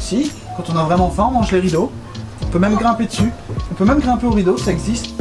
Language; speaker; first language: French; native; French